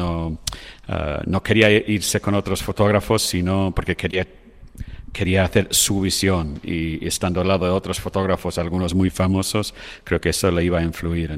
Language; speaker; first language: Spanish; non-native, fluent; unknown